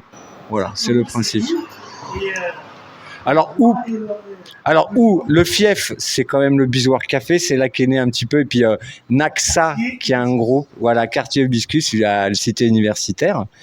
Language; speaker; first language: French; native; French